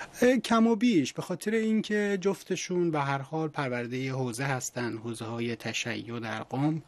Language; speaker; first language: Persian; native; Persian